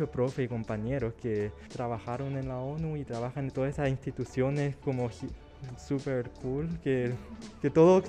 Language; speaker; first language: Spanish; early bilingual, other home language; Chinese